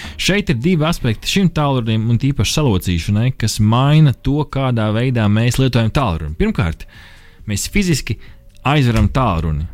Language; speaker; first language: Latvian; native; Latvian